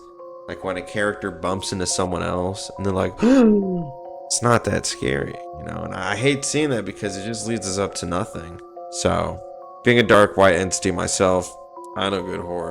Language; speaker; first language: English; native; English